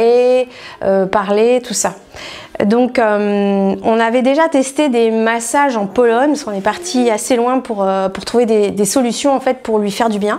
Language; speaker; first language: French; native; French